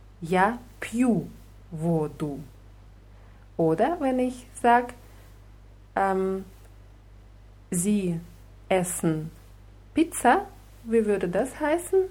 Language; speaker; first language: German; non-native, fluent; Russian